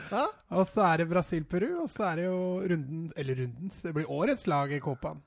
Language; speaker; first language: Norwegian; native; Norwegian